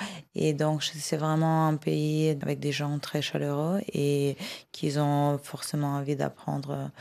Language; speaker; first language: French; non-native, fluent; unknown